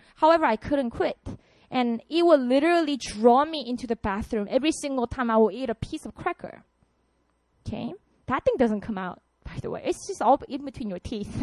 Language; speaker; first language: English; non-native, fluent; Korean